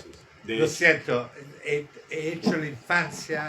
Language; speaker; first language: Spanish; non-native, fluent; Italian